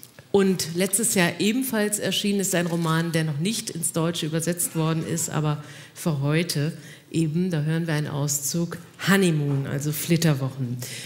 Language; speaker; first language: German; native; German